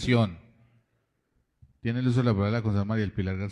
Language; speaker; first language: Spanish; native; Spanish